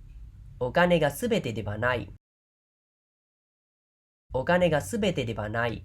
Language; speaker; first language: Japanese; non-native, fluent; Khmer